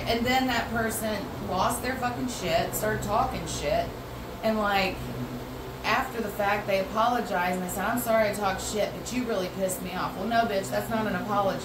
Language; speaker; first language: English; native; English